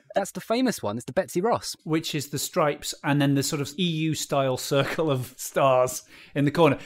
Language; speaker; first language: English; native; English